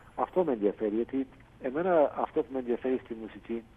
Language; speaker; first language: Greek; non-native, fluent; English